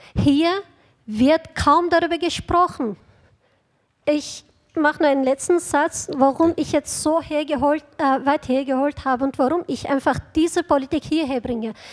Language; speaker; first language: German; non-native, fluent; Kurdish